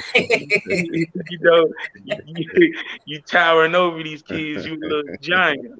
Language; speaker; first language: English; native; English